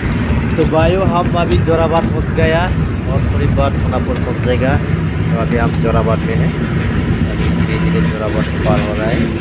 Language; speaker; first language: Hindi; non-native, local second language; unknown